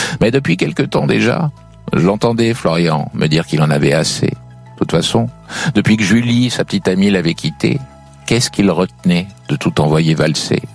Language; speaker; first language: French; native; French